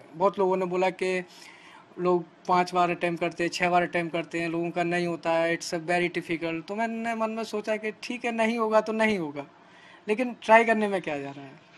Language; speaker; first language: Hindi; native; Hindi